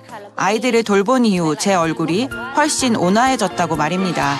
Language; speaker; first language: Korean; non-native, fluent; Thai